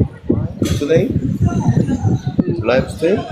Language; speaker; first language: English; non-native, learner; Korean